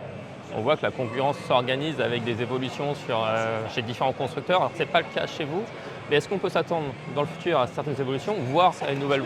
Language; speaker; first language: French; native; French